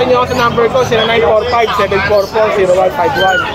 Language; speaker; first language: Filipino; native; Filipino